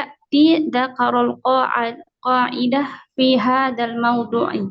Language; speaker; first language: Arabic; non-native, fluent; Indonesian